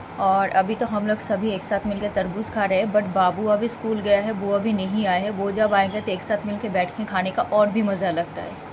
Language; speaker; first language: Hindi; non-native, local second language; Bangla